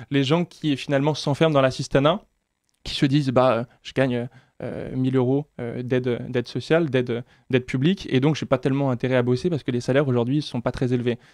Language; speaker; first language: French; native; French